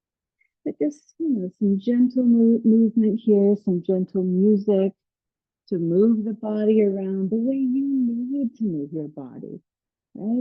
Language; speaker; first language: English; native; English